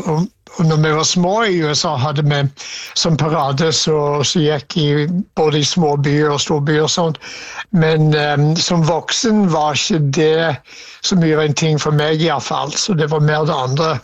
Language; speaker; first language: Norwegian; non-native, fluent; English